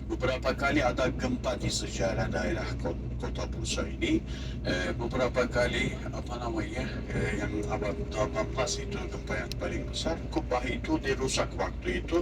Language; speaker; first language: Indonesian; non-native, fluent; Turkish